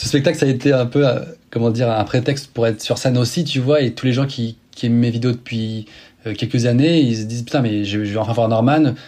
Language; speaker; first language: French; native; French